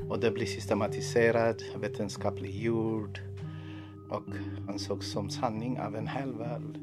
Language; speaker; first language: Swedish; non-native, fluent; Amharic